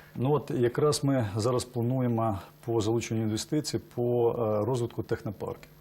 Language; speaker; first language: Ukrainian; native; Ukrainian